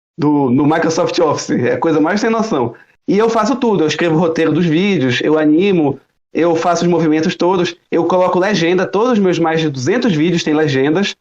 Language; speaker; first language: Portuguese; early bilingual, other home language; German